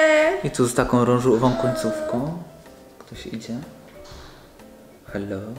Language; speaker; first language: Polish; native; Polish